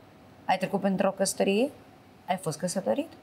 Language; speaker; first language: Romanian; native; Romanian